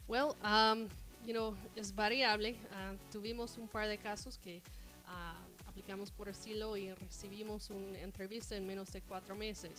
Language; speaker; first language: Spanish; non-native, fluent; English